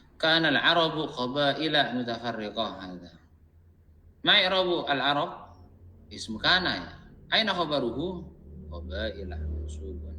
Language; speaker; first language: Arabic; non-native, fluent; Indonesian